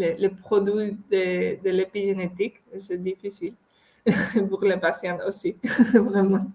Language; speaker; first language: French; non-native, fluent; Spanish